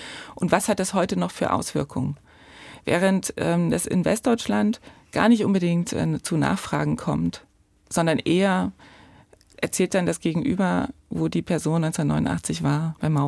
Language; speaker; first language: German; native; German